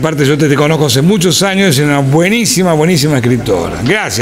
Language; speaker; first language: Spanish; native; Spanish